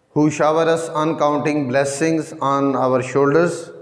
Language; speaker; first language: English; non-native, local second language; Urdu